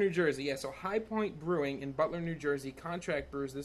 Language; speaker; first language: English; native; English